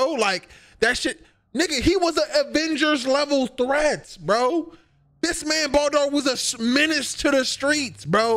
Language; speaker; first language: English; native; English